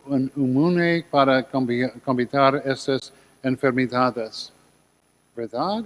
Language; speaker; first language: Spanish; non-native, learner; English